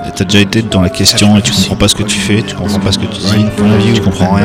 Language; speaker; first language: French; native; French